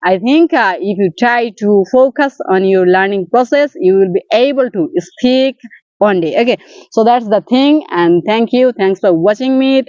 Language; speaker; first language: English; non-native, learner; Bangla